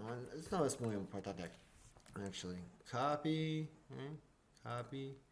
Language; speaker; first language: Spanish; non-native, learner; English